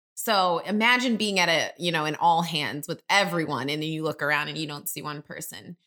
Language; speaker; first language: English; native; English